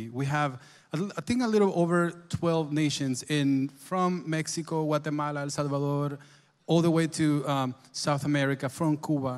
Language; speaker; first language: English; non-native, fluent; Spanish